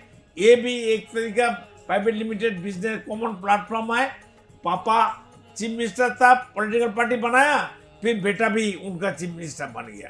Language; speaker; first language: Hindi; non-native, local second language; Bangla